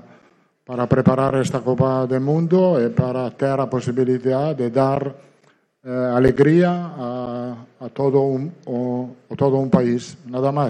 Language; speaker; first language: Portuguese; non-native, learner; Italian